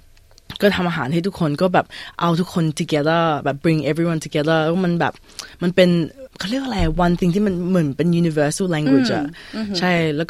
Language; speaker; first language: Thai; early bilingual, heritage; Thai